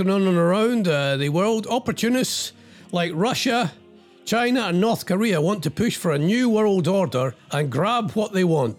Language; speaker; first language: English; native; English